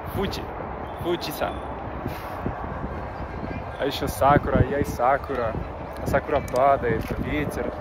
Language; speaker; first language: Russian; non-native, fluent; Spanish